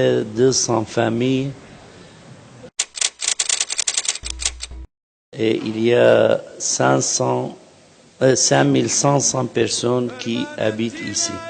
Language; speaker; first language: French; non-native, fluent; Arabic